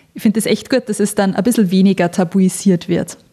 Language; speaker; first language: German; native; German